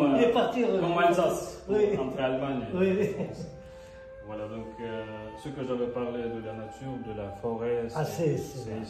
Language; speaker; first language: French; non-native, fluent; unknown